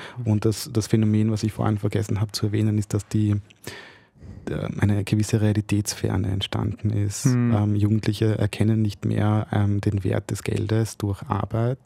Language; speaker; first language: German; early bilingual, other home language; Bosnian